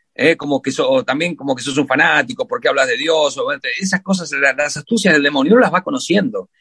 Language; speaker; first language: Spanish; native; Spanish